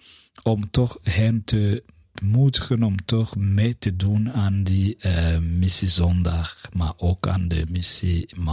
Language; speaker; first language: Dutch; non-native, fluent; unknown